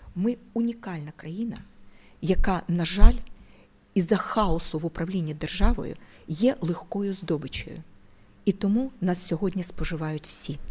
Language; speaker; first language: Ukrainian; non-native, local second language; Russian